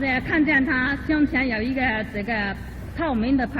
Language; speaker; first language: Chinese; native; Chinese